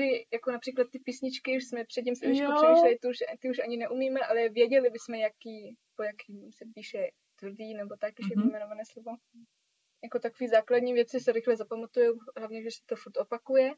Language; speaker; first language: Czech; early bilingual, heritage; Czech